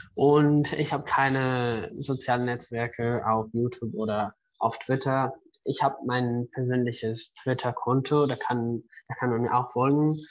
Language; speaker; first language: German; non-native, fluent; Spanish